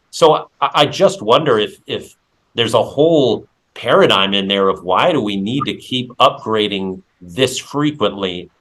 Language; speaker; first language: English; native; English